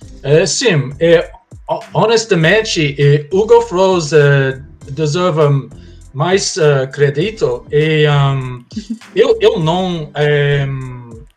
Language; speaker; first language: Portuguese; non-native, learner; English